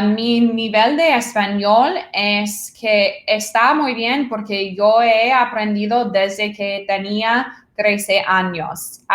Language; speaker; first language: Spanish; non-native, fluent; English